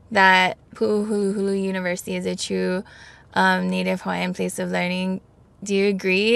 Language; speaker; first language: English; native; English